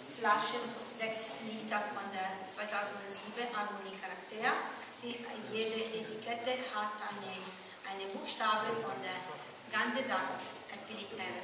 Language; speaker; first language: German; non-native, learner; Italian